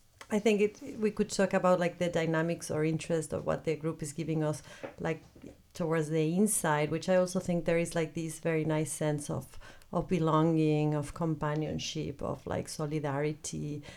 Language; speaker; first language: English; non-native, fluent; Spanish